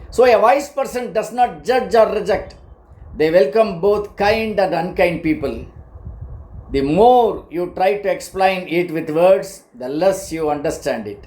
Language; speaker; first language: English; non-native, local second language; Tamil